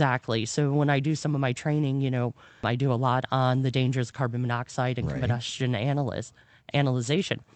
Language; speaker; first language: English; native; English